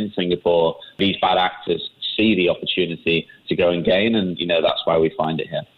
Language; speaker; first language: English; native; English